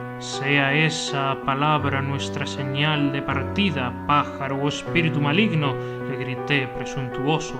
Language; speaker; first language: Spanish; native; Spanish